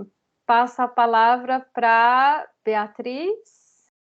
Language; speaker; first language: Spanish; non-native, fluent; Portuguese